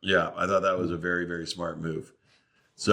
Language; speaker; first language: English; native; English